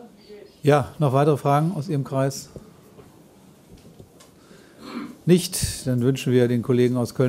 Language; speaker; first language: German; native; German